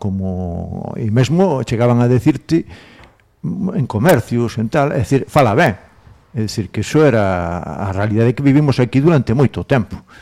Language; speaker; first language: Galician; non-native, local second language; Spanish